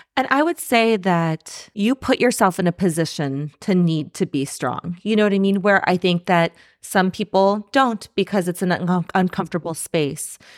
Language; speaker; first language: English; native; English